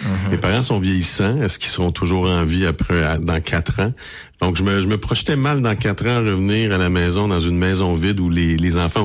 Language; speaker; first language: French; native; French